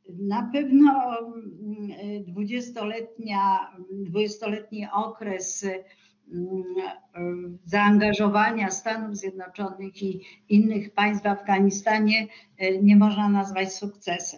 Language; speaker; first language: Polish; native; Polish